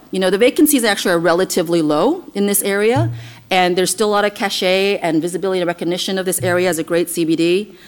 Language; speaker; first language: English; non-native, fluent; Chinese